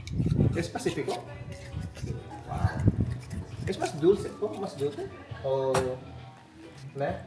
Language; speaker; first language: Spanish; non-native, learner; English